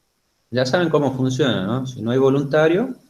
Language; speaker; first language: Spanish; native; Spanish